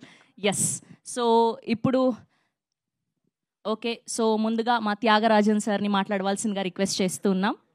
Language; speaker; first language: Telugu; native; Telugu